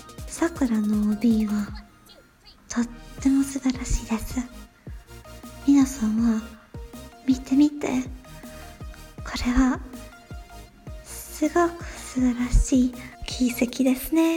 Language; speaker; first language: Japanese; non-native, learner; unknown